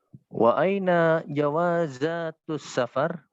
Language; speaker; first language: Arabic; non-native, learner; Indonesian